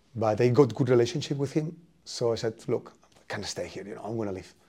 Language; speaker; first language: English; non-native, fluent; Spanish